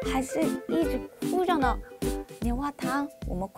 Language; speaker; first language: Chinese; non-native, fluent; Korean